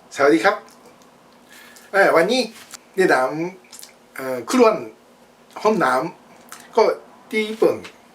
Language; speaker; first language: Thai; non-native, learner; Japanese